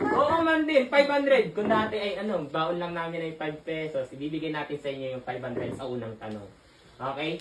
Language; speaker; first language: Filipino; native; Filipino